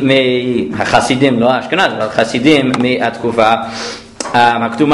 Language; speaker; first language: Hebrew; non-native, fluent; English